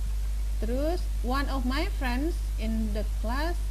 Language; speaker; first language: English; non-native, fluent; Indonesian